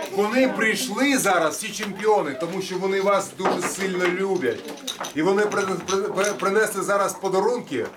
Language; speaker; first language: Ukrainian; non-native, local second language; Russian